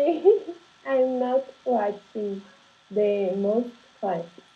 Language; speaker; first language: English; non-native, learner; Portuguese